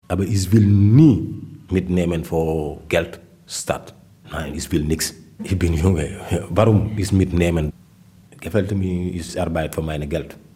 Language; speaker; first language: German; non-native, learner; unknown